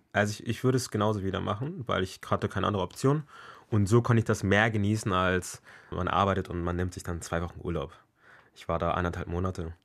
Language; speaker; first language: German; early bilingual, other home language; Akan